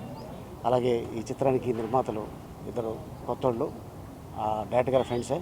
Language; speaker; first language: Telugu; native; Telugu